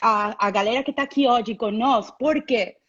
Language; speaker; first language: Portuguese; non-native, fluent; Spanish